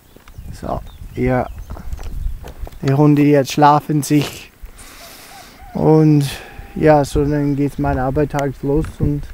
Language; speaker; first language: German; early bilingual, heritage; English